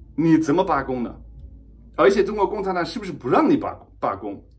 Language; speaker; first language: Chinese; non-native, fluent; German